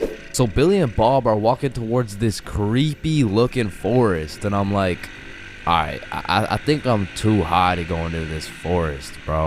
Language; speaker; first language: English; native; English